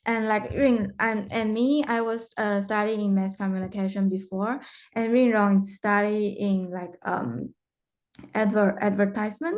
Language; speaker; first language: English; non-native, fluent; Chinese